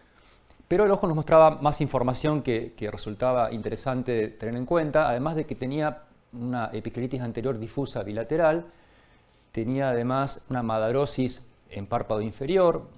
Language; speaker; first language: Spanish; native; Spanish